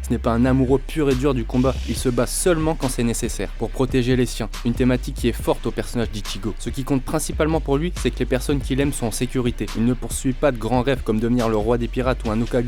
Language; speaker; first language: French; native; French